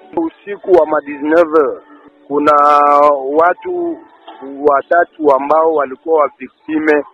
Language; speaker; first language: Swahili; native; Swahili